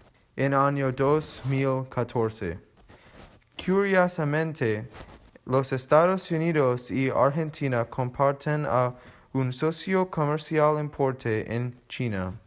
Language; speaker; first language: Spanish; non-native, learner; English